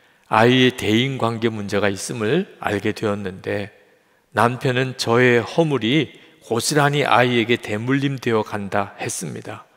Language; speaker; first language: Korean; native; Korean